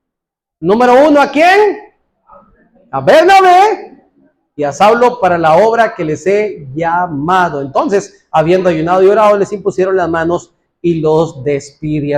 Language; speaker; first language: Spanish; native; Spanish